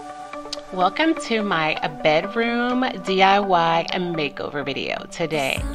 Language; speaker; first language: English; native; English